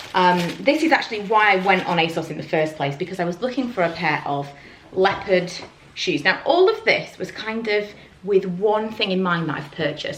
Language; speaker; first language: English; native; English